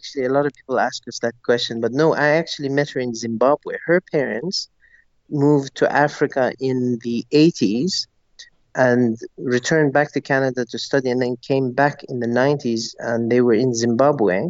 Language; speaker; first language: English; non-native, local second language; Persian